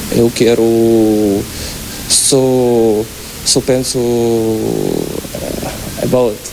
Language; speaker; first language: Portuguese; non-native, learner; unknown